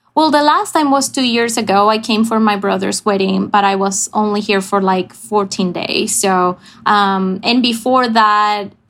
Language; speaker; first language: English; non-native, fluent; Spanish